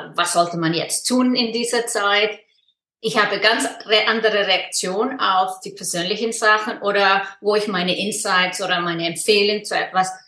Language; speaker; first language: German; non-native, fluent; Icelandic